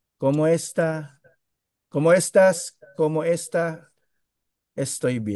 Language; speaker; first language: Spanish; non-native, learner; Filipino